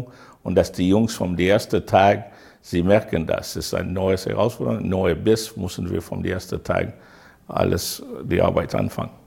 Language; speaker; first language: German; non-native, learner; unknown